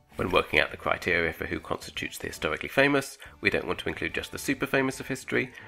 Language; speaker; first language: English; native; English